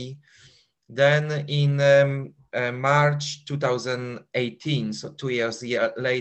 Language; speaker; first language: English; non-native, fluent; Polish